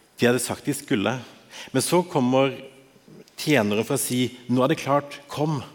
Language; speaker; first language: Norwegian; native; Norwegian